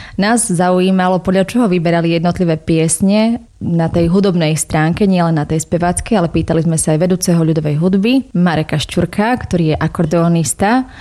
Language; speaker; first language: Slovak; native; Slovak